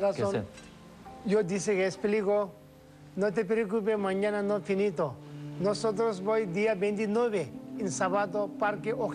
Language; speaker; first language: Spanish; non-native, learner; Tibetan